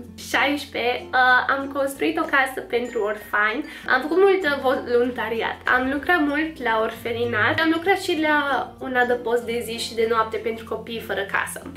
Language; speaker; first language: Romanian; non-native, fluent; English